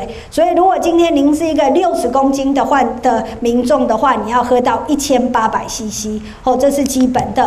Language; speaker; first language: Chinese; native; Chinese